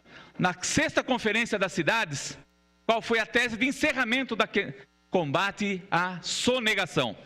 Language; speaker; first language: Portuguese; native; Portuguese